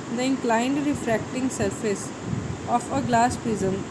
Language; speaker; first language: English; non-native, local second language; Punjabi